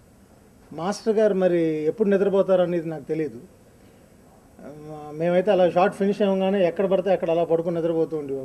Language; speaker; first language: Telugu; native; Telugu